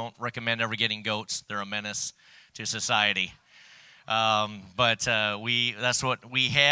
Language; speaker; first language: English; native; English